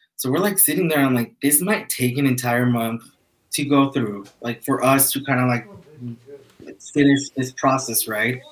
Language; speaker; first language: English; early bilingual, other home language; Spanish